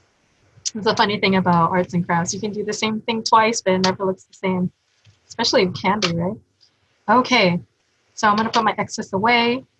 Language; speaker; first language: English; native; English